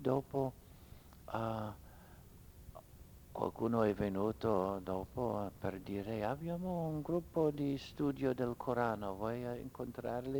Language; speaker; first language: Italian; non-native, fluent; English